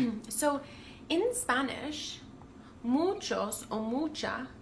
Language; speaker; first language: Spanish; non-native, fluent; English